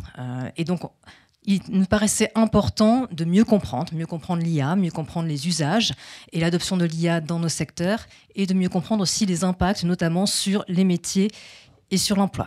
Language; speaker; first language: French; native; French